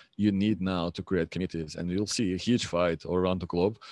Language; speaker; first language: English; non-native, fluent; Portuguese